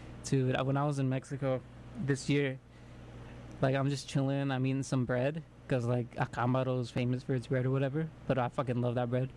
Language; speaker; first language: English; early bilingual, other home language; Spanish